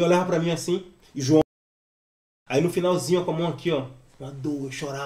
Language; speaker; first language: Portuguese; native; Portuguese